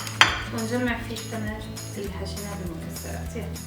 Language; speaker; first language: Arabic; native; Arabic